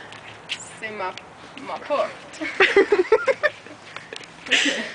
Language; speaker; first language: French; non-native, learner; English